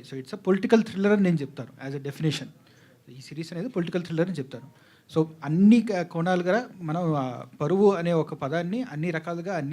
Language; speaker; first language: Telugu; native; Telugu